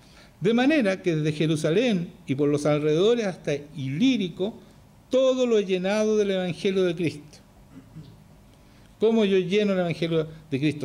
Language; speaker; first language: Spanish; native; Spanish